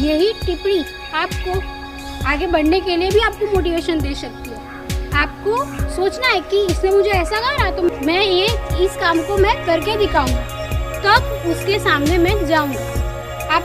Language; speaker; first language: Hindi; non-native, local second language; Gujarati